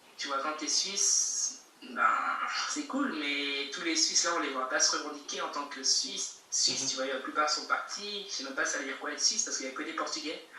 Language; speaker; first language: French; native; French